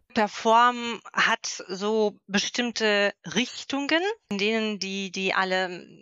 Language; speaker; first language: German; non-native, fluent; Russian